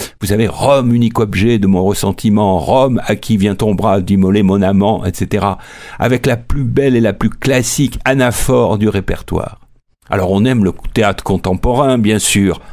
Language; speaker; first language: French; native; French